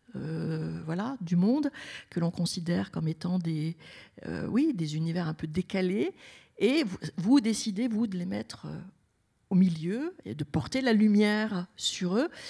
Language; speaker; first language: French; native; French